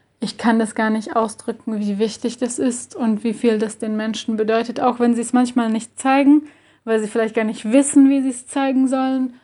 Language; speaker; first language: German; early bilingual, other home language; Bosnian